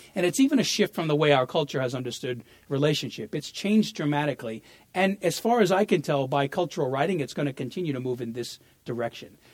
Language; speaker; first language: English; early bilingual, other home language; Italian